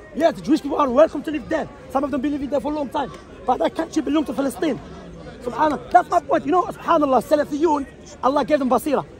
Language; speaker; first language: English; non-native, fluent; Arabic